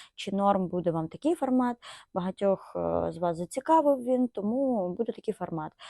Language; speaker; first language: Ukrainian; non-native, local second language; Russian